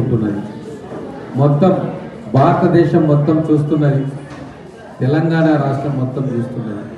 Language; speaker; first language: Telugu; native; Telugu